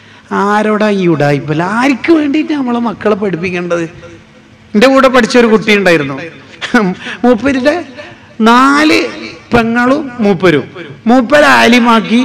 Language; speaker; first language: Malayalam; native; Malayalam